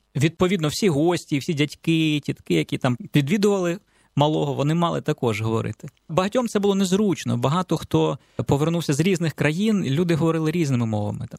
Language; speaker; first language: Ukrainian; native; Ukrainian